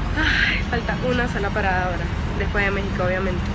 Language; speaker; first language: Spanish; native; Spanish